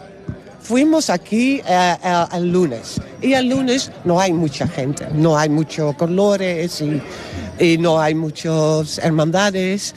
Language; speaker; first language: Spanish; non-native, learner; Dutch